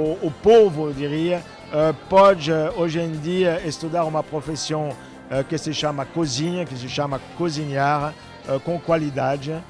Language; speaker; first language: Portuguese; non-native, fluent; French